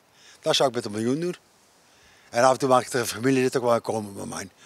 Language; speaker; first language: Dutch; non-native, fluent; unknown